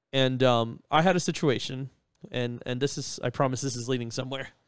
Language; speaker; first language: English; native; English